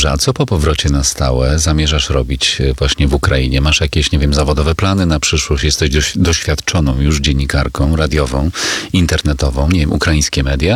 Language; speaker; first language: Polish; native; Polish